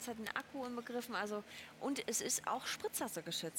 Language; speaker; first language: German; native; German